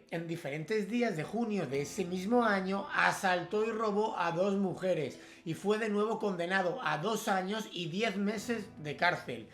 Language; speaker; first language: Spanish; native; Spanish